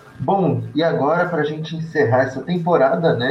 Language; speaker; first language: Portuguese; native; Portuguese